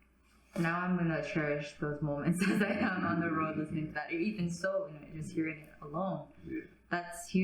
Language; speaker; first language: English; native; English